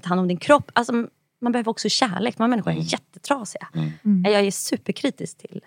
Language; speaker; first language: Swedish; native; Swedish